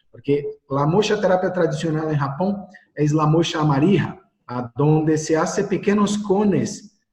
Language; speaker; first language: Spanish; non-native, learner; Portuguese